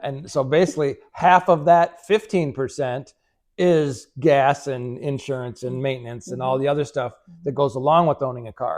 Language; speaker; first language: English; native; English